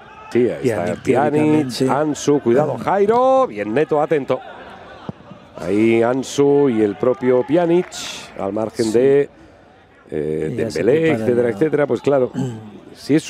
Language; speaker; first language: Spanish; native; Spanish